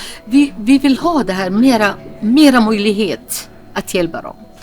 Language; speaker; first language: Swedish; non-native, fluent; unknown